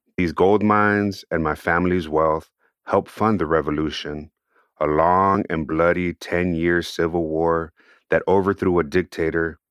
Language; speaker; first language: English; native; English